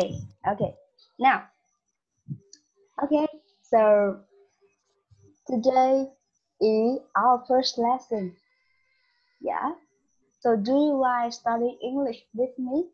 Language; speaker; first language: English; non-native, learner; Vietnamese